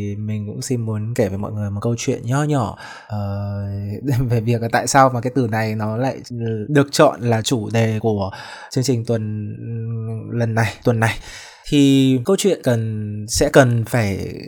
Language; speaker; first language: Vietnamese; native; Vietnamese